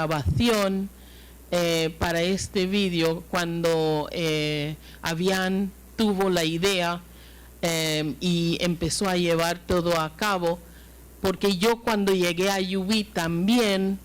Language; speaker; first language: Spanish; non-native, fluent; English